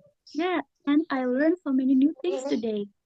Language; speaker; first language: English; non-native, learner; Indonesian